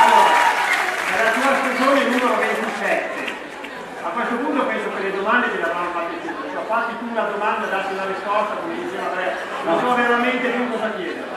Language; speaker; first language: Italian; native; Italian